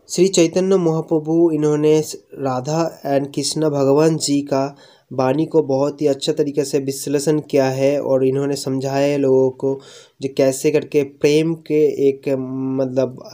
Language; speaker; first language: Hindi; non-native, local second language; Bangla